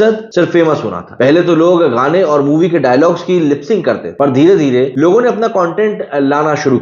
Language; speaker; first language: Hindi; native; Hindi